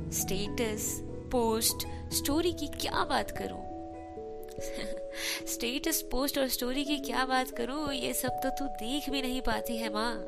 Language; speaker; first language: Hindi; native; Hindi